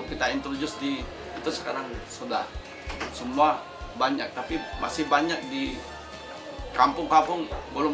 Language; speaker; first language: Indonesian; non-native, fluent; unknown